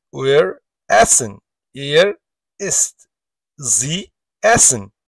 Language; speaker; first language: German; non-native, learner; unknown